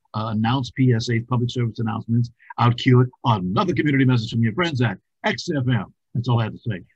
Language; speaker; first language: English; native; English